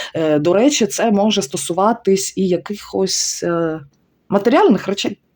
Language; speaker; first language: Ukrainian; non-native, local second language; Russian